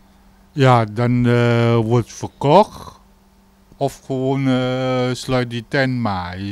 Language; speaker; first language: Dutch; non-native, learner; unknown